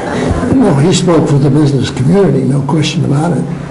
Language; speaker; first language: English; native; English